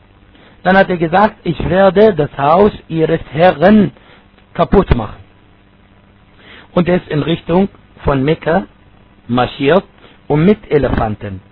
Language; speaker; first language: German; non-native, fluent; Arabic